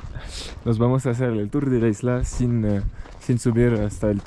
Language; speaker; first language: Spanish; non-native, learner; French